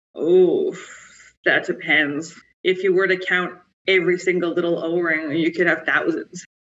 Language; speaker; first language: English; native; English